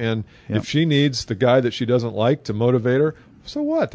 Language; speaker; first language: English; native; English